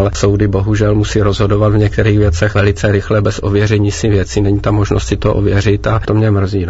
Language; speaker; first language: Czech; native; Czech